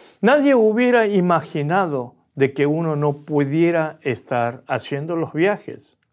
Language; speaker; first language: Spanish; early bilingual, other home language; Korean